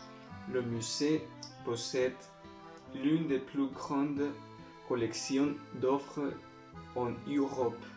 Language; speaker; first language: French; non-native, learner; Spanish